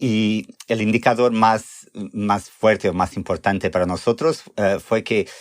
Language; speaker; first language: Spanish; non-native, fluent; Portuguese